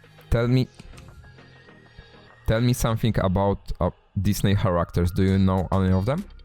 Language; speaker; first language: English; non-native, learner; Polish